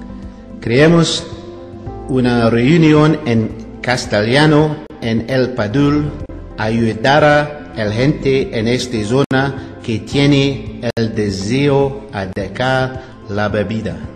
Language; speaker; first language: Spanish; non-native, learner; English